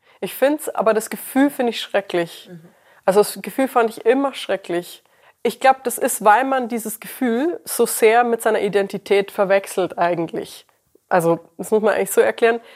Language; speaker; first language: German; early bilingual, other home language; English